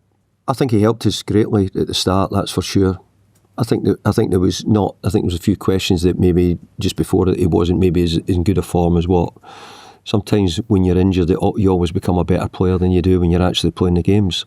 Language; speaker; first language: English; native; English